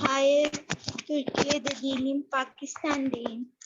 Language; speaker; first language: Turkish; non-native, learner; Urdu